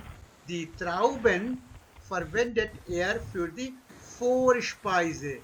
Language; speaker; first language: German; non-native, fluent; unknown